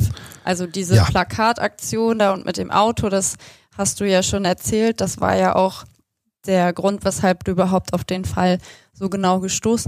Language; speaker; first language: German; native; German